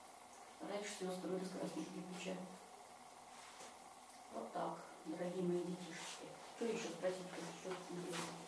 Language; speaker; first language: Russian; native; Russian